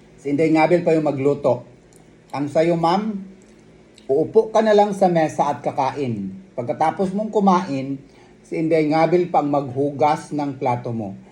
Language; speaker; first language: Filipino; non-native, local second language; Cebuano